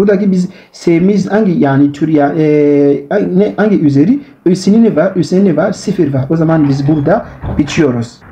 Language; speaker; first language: Turkish; non-native, learner; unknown